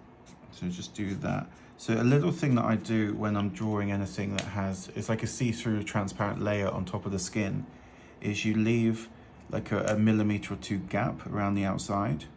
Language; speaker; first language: English; native; English